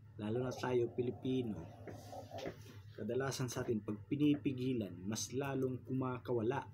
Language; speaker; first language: Filipino; non-native, local second language; Cebuano